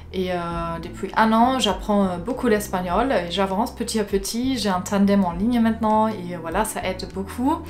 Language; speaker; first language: French; non-native, fluent; German